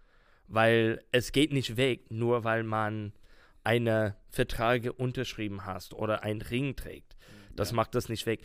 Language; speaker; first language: German; non-native, learner; English